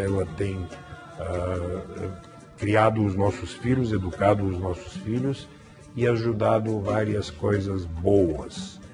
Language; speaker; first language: Portuguese; non-native, fluent; Bulgarian